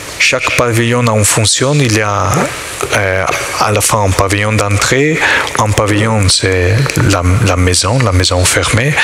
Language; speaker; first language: French; non-native, learner; Italian